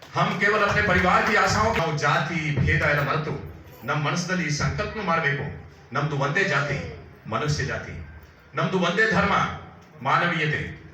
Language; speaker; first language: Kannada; non-native, local second language; Hindi